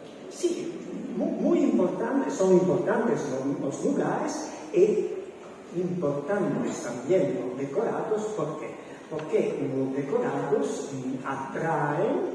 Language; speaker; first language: Spanish; non-native, learner; Italian